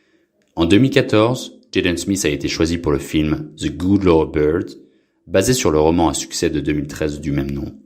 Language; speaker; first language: French; non-native, local second language; Haitian Creole